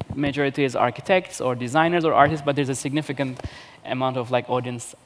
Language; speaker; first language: English; non-native, fluent; Turkish